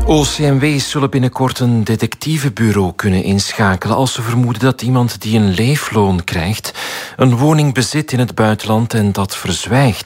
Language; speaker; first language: Dutch; native; Dutch